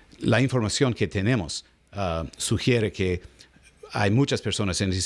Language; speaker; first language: Spanish; non-native, learner; English